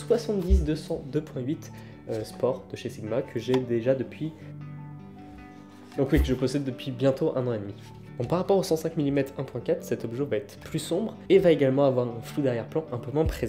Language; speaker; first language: French; native; French